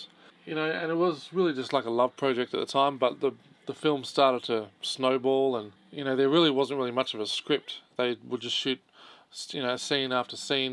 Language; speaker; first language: English; native; English